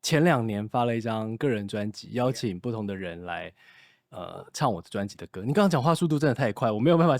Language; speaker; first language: Chinese; native; Chinese